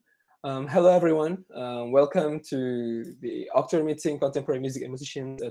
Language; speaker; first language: English; non-native, fluent; Indonesian